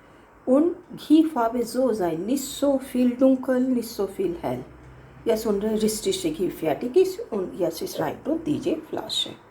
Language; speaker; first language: German; non-native, learner; Hindi